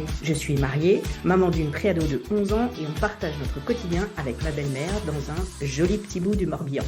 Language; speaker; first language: French; native; French